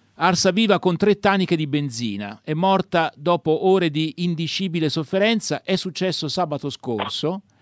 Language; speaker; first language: Italian; native; Italian